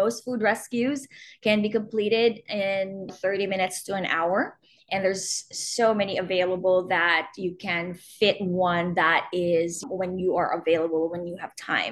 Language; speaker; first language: English; non-native, local second language; Filipino